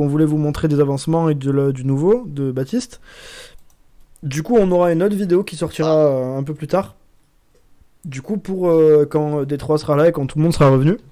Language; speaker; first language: French; native; French